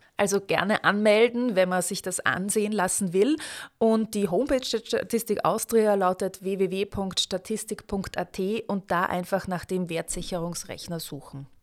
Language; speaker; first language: German; native; German